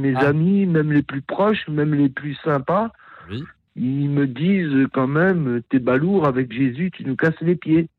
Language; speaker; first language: French; native; French